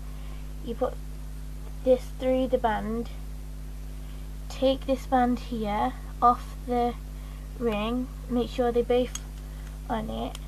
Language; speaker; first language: English; native; English